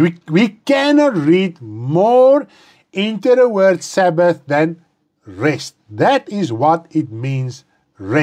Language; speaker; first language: English; non-native, local second language; Afrikaans